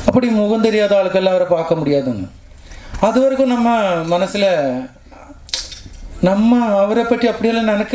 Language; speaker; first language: Tamil; non-native, local second language; Malayalam